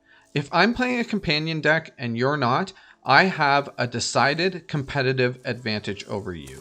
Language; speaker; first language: English; native; English